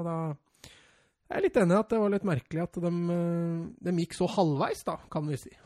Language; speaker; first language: Norwegian; native; Norwegian